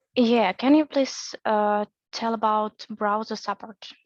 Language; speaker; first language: English; non-native, fluent; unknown